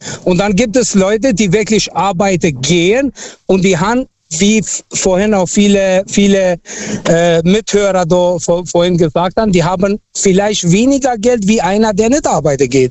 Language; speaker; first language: German; non-native, fluent; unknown